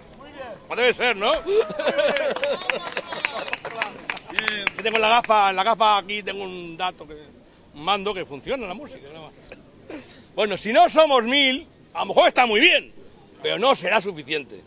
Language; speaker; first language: Spanish; native; Spanish